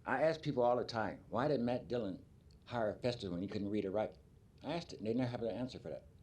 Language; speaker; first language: English; native; English